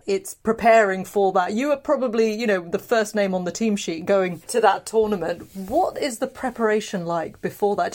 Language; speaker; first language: English; native; English